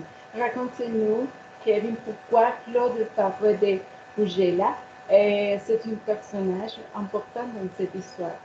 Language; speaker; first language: French; non-native, learner; Spanish